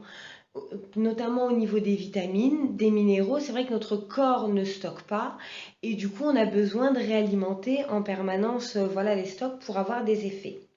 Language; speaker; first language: French; native; French